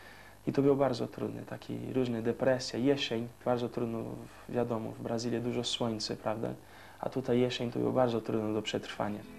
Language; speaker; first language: Polish; non-native, fluent; Portuguese